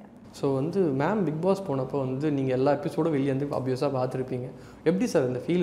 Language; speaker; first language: Tamil; native; Tamil